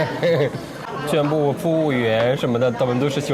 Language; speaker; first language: Chinese; non-native, learner; Arabic